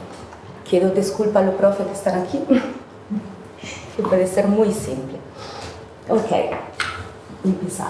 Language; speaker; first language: Spanish; non-native, fluent; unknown